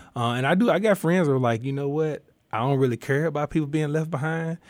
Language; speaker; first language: English; native; English